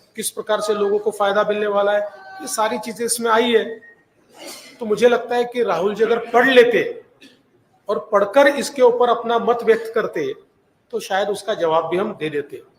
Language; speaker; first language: Hindi; non-native, local second language; Marathi